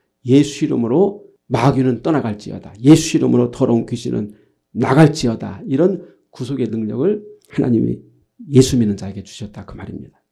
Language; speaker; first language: Korean; native; Korean